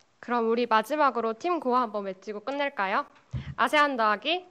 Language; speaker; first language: Korean; native; Korean